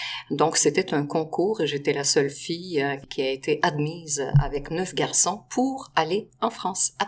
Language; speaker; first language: French; non-native, fluent; Russian